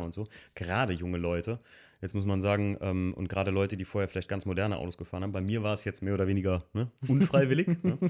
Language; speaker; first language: German; native; German